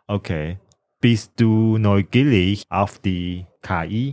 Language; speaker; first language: German; non-native, learner; Chinese